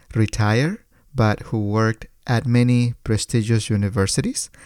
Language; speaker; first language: English; non-native, fluent; Spanish